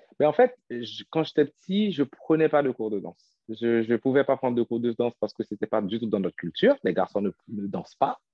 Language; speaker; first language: French; non-native, local second language; Haitian Creole